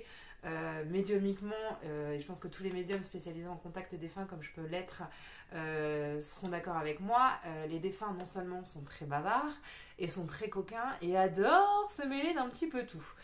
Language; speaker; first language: French; native; French